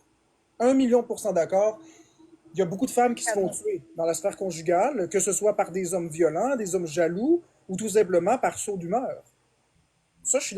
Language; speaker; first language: French; native; French